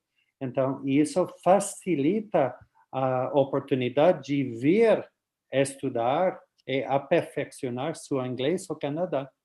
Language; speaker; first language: Portuguese; non-native, fluent; English